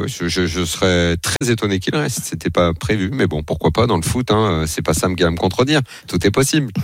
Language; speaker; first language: French; native; French